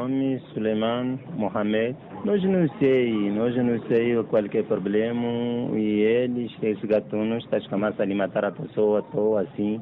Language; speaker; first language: Portuguese; non-native, learner; Arabic